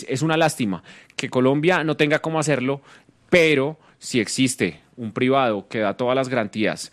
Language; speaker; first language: Spanish; native; Spanish